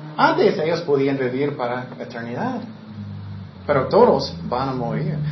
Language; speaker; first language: Spanish; non-native, fluent; English